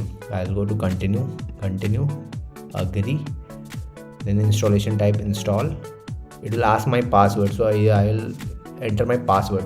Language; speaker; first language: English; non-native, local second language; Hindi